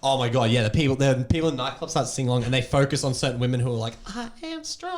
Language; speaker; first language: English; native; English